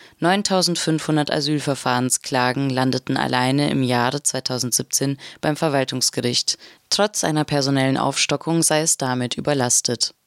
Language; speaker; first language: German; native; German